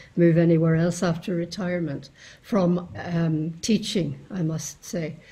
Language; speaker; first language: English; native; English